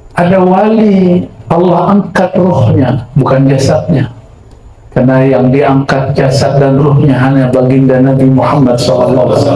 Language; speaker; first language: Malay; non-native, local second language; Minangkabau